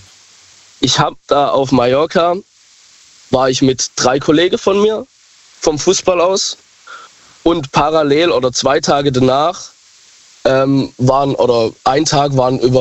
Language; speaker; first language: German; native; German